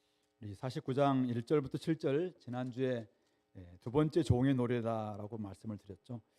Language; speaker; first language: Korean; native; Korean